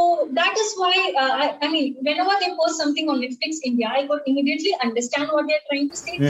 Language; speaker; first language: English; non-native, local second language; Tamil